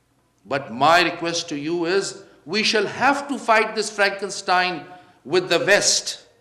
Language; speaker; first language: English; non-native, local second language; Urdu